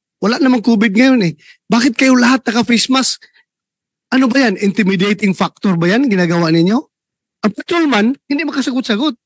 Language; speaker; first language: Filipino; non-native, local second language; Cebuano